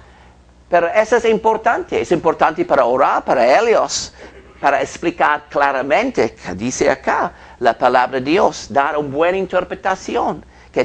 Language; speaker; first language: Spanish; non-native, fluent; English